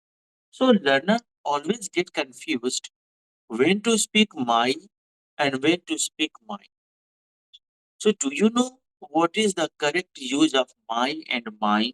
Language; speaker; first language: English; non-native, fluent; Hindi